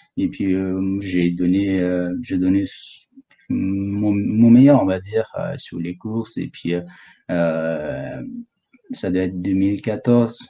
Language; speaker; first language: French; non-native, fluent; Sherpa